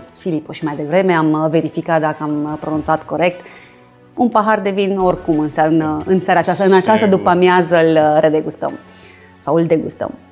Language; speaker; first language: Romanian; native; Romanian